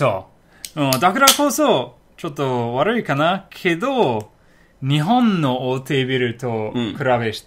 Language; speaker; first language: Japanese; non-native, learner; English